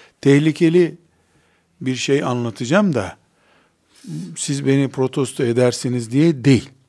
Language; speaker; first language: Turkish; native; Turkish